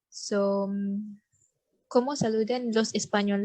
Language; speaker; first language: Spanish; non-native, learner; Malay